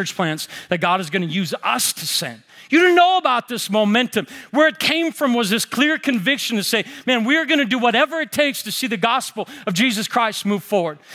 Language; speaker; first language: English; native; English